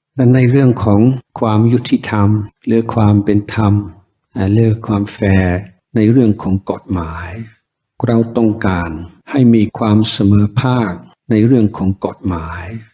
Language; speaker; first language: Thai; non-native, fluent; English